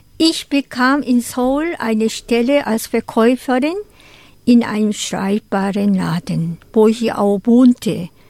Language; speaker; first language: German; non-native, fluent; Korean